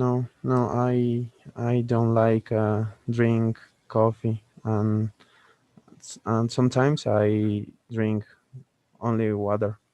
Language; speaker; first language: English; non-native, learner; Spanish